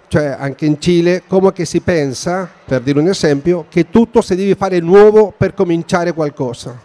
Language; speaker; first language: Italian; non-native, fluent; Spanish